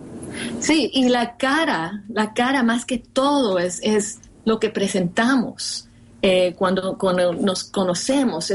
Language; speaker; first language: Spanish; early bilingual, heritage; Spanish